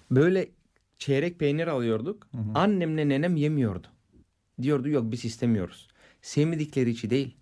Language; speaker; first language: Turkish; non-native, fluent; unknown